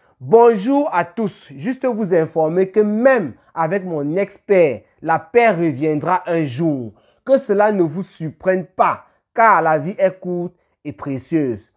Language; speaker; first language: French; native; French